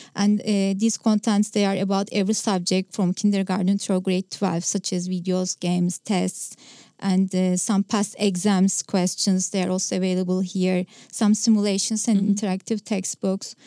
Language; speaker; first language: English; non-native, fluent; Turkish